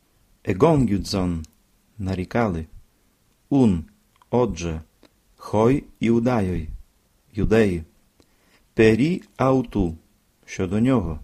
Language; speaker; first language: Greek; non-native, fluent; Ukrainian